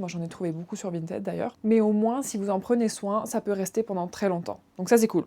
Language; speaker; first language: French; native; French